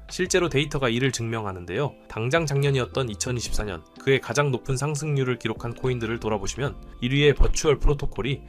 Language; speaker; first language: Korean; native; Korean